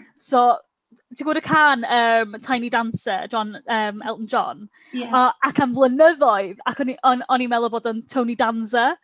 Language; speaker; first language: Welsh; native; Welsh